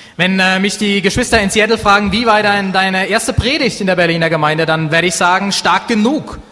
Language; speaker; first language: German; native; German